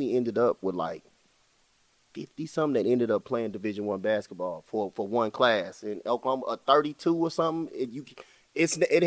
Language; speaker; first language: English; native; English